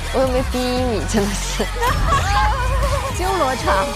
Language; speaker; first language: Chinese; native; Chinese